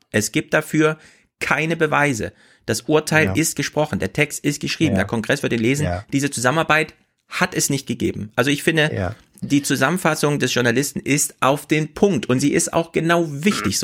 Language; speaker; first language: German; native; German